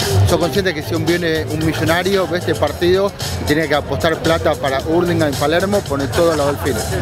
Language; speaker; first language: Spanish; native; Spanish